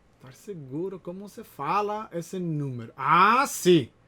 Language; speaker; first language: Portuguese; non-native, learner; Spanish